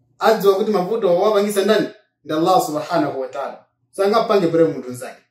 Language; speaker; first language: Nyanja; non-native, local second language; Yao